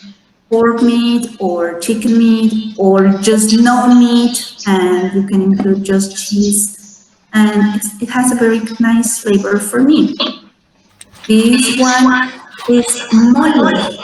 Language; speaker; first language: English; non-native, fluent; Spanish